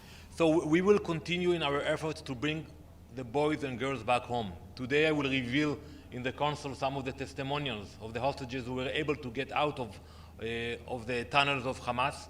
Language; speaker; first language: English; non-native, fluent; Hebrew